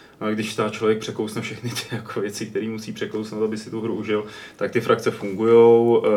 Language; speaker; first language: Czech; native; Czech